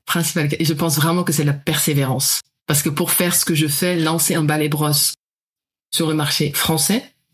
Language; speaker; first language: French; non-native, fluent; Dutch